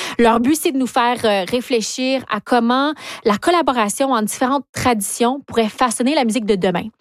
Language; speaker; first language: French; native; French